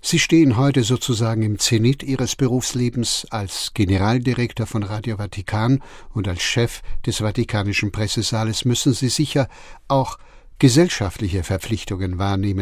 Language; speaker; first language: German; native; German